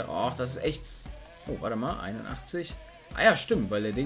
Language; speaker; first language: German; native; German